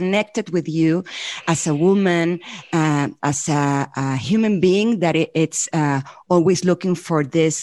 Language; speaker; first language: English; non-native, fluent; Spanish